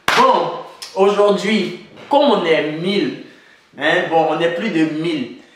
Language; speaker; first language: French; native; French